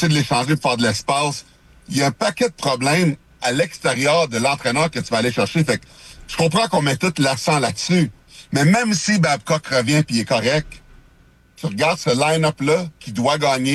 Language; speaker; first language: French; native; French